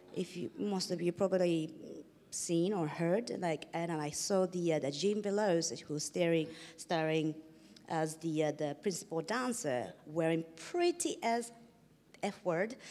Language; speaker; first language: English; non-native, fluent; Japanese